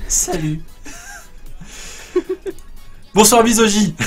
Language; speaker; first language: French; native; French